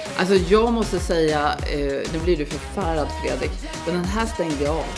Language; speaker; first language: Swedish; native; Swedish